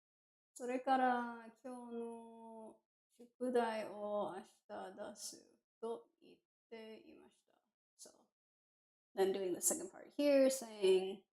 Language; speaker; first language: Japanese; non-native, learner; English